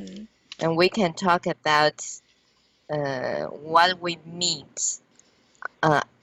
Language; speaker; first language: English; non-native, learner; Chinese